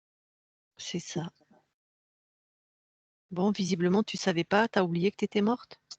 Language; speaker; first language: French; native; French